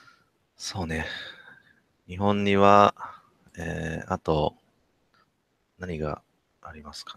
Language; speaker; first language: Japanese; non-native, learner; English